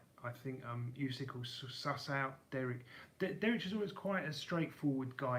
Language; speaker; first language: English; native; English